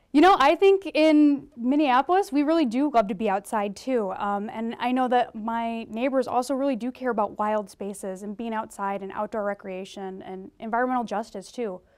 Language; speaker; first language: English; native; English